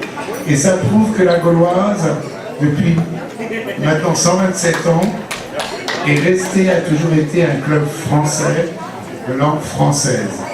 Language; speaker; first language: French; early bilingual, heritage; English